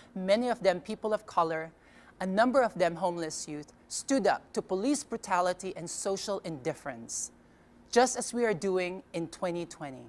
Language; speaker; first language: English; non-native, local second language; Filipino